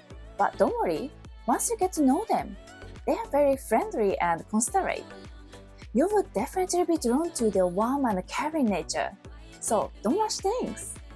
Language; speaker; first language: English; non-native, fluent; Japanese